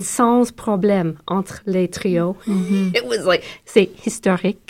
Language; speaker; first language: French; non-native, learner; English